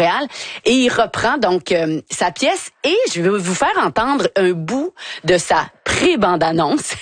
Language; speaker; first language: French; native; French